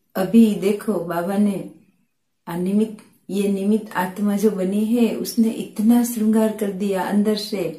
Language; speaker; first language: Hindi; non-native, local second language; Gujarati